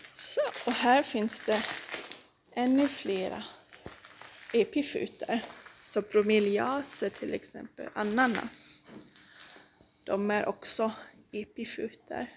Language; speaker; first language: Swedish; non-native, fluent; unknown